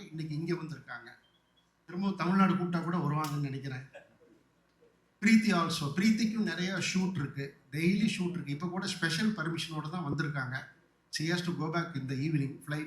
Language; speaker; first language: Tamil; native; Tamil